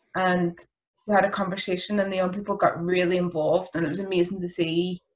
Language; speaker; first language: English; native; English